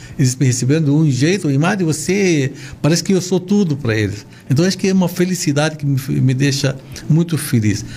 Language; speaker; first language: Portuguese; non-native, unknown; Arabic